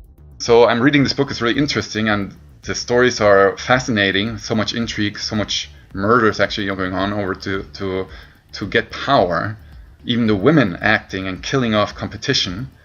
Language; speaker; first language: English; non-native, fluent; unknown